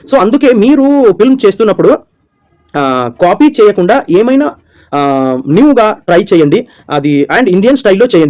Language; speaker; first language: Telugu; non-native, learner; Kannada